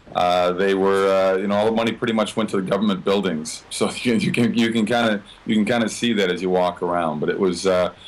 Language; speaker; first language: English; native; English